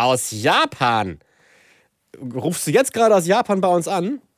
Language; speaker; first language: German; native; German